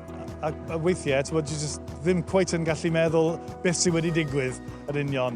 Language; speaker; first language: Welsh; non-native, fluent; English